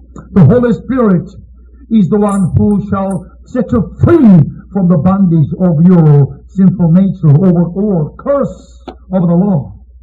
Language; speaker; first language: English; non-native, fluent; Korean